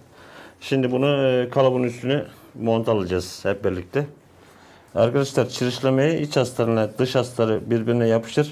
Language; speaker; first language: Turkish; native; Turkish